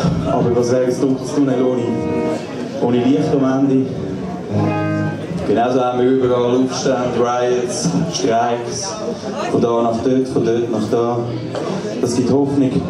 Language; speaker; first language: German; native; German